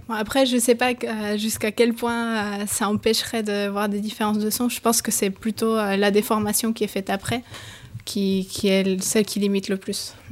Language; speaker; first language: French; non-native, fluent; Spanish